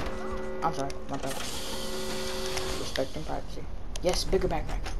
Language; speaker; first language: English; native; English